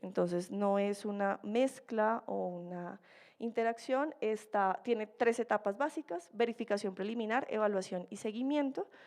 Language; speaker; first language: Spanish; native; Spanish